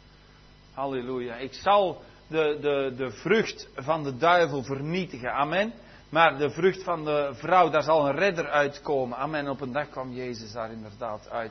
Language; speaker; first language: Dutch; native; Dutch